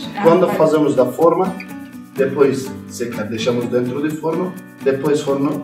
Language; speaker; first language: Portuguese; non-native, learner; Turkish